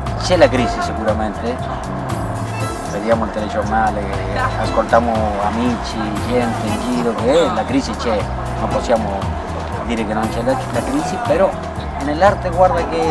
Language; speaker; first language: Italian; early bilingual, heritage; Spanish